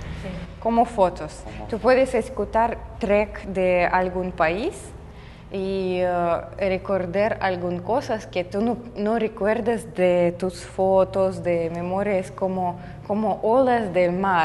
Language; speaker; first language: Portuguese; non-native, learner; Russian